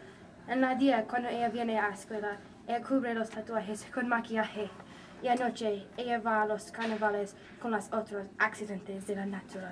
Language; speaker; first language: Spanish; non-native, learner; English